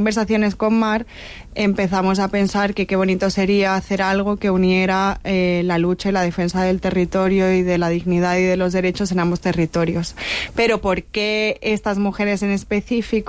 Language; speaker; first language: Spanish; native; Spanish